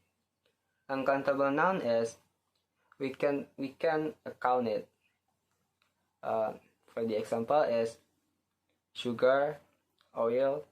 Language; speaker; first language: English; non-native, learner; Indonesian